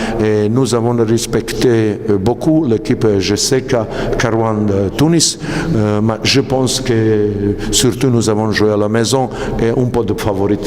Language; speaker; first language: French; non-native, learner; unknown